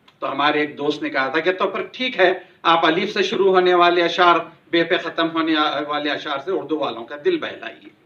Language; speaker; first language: Urdu; native; Urdu